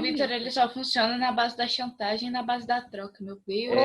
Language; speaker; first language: Portuguese; native; Portuguese